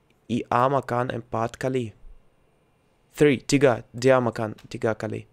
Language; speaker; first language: Indonesian; non-native, learner; Russian